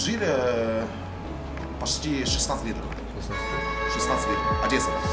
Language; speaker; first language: Russian; non-native, learner; Chinese